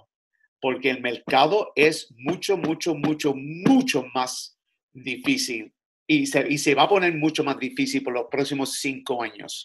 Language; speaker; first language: Spanish; early bilingual, other home language; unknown